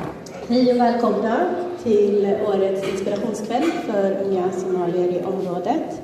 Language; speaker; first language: Swedish; early bilingual, other home language; Somali